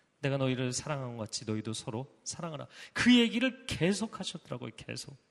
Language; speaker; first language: Korean; native; Korean